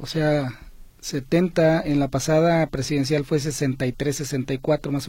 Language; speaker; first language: Spanish; native; Spanish